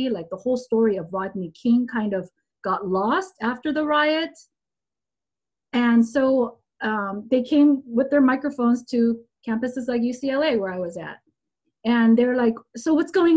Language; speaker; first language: English; early bilingual, other home language; Korean